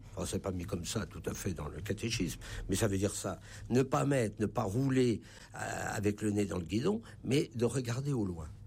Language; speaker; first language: French; native; French